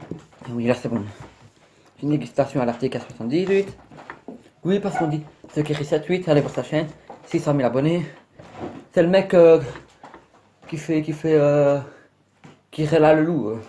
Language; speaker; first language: French; native; French